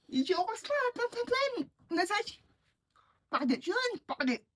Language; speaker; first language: French; non-native, learner; Mongolian